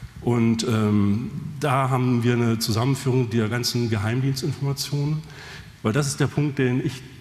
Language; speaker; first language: German; native; German